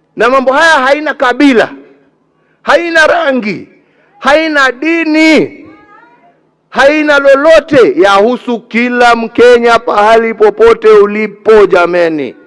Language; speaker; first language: Swahili; non-native, local second language; Kikuyu